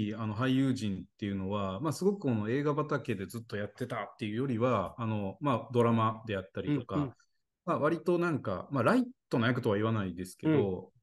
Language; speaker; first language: Japanese; native; Japanese